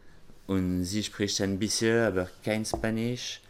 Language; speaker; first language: German; non-native, learner; French